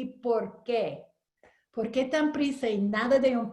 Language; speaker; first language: Spanish; non-native, learner; English